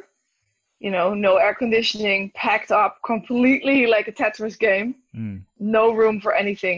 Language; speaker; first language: English; non-native, fluent; Dutch